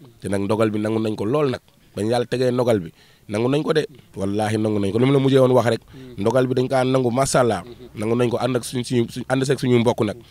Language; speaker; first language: Wolof; non-native, local second language; Fula